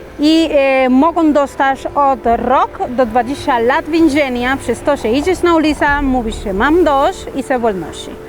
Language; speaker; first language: Polish; non-native, fluent; Spanish